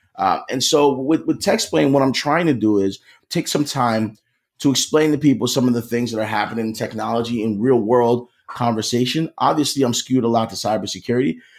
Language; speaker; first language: English; native; English